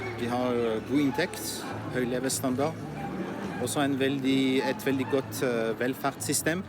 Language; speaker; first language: Norwegian; non-native, fluent; French